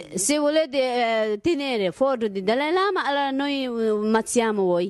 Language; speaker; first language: Italian; non-native, learner; Tibetan